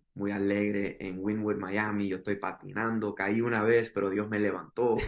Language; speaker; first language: Spanish; early bilingual, heritage; Spanish